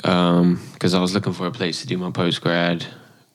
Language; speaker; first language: English; native; English